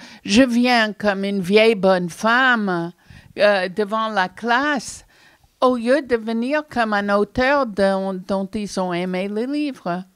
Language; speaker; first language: French; non-native, fluent; English